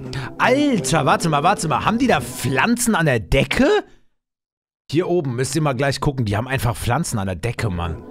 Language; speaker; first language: German; native; German